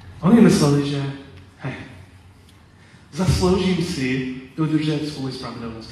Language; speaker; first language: Czech; non-native, learner; Polish